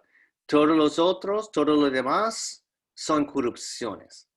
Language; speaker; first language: Spanish; non-native, fluent; English